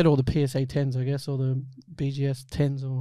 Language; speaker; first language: English; native; English